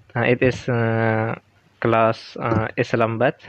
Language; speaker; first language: English; non-native, learner; Indonesian